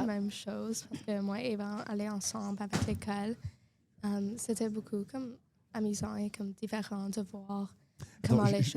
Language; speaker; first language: French; non-native, local second language; English